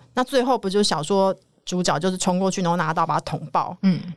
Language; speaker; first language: Chinese; native; Chinese